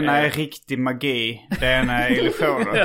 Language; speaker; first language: Swedish; native; Swedish